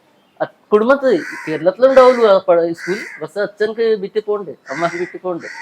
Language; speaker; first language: Malayalam; non-native, local second language; Hindi